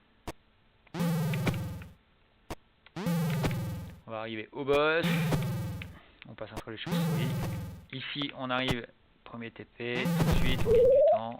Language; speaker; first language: French; native; French